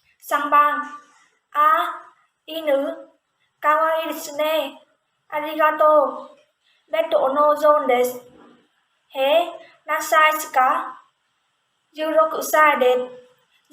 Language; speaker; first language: Japanese; non-native, learner; Vietnamese